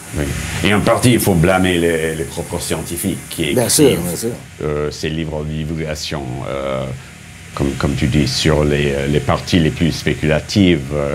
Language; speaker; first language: French; non-native, fluent; English